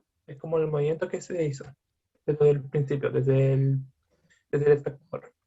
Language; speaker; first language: Spanish; native; Spanish